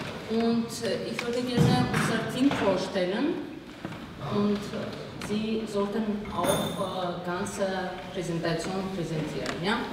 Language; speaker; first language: German; non-native, fluent; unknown